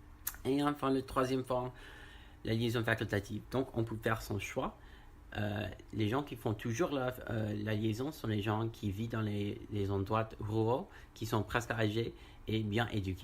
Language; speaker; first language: French; non-native, learner; English